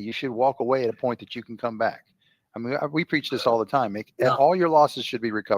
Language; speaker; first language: English; native; English